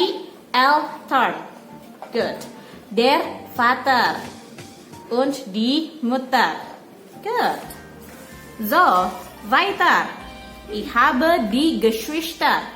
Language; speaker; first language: German; non-native, learner; Indonesian